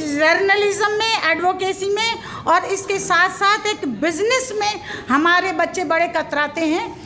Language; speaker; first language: Hindi; native; Hindi